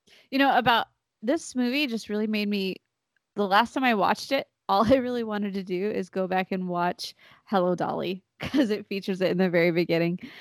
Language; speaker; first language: English; native; English